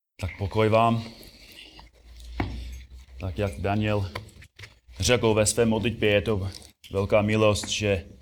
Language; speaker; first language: Czech; non-native, fluent; English